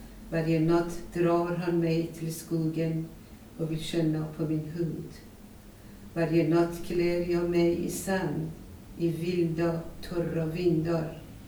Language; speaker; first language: Swedish; non-native, fluent; Persian